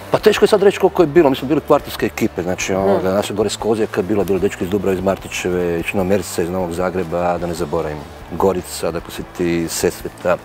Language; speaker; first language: Croatian; native; Croatian